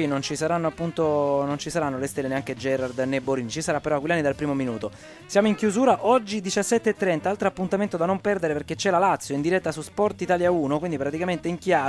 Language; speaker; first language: Italian; native; Italian